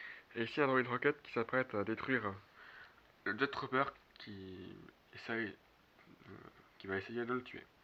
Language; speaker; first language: French; native; French